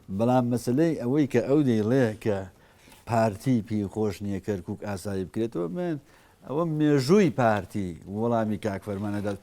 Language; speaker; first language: Central Kurdish; native; Central Kurdish